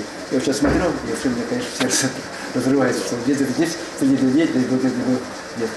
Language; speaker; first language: Russian; native; Russian